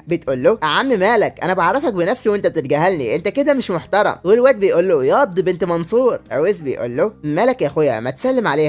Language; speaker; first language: Arabic; native; Arabic